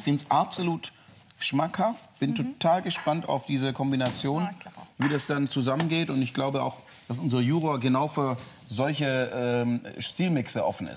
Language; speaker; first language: German; native; German